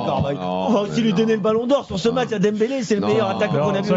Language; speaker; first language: French; native; French